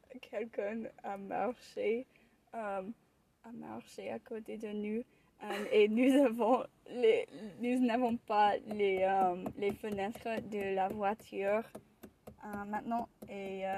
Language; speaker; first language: French; non-native, learner; English